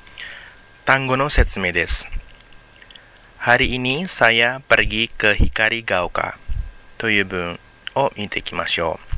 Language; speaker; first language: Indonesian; non-native, fluent; Japanese